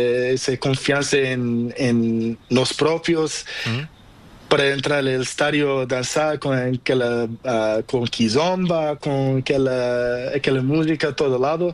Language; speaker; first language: Spanish; non-native, learner; Portuguese